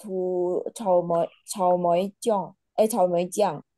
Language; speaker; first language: Chinese; non-native, learner; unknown